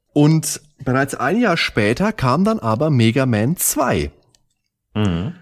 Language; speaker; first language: German; native; German